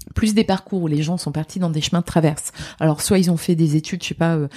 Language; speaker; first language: French; native; French